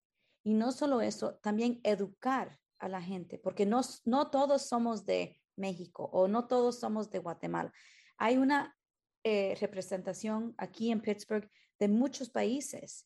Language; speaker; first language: Spanish; early bilingual, heritage; Spanish